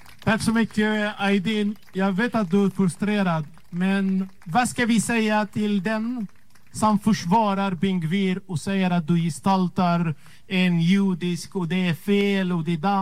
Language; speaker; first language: Swedish; non-native, fluent; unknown